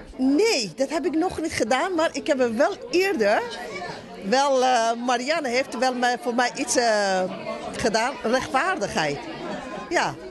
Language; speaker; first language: Dutch; non-native, fluent; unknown